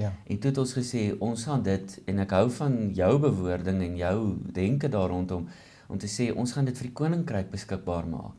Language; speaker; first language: Afrikaans; native; Afrikaans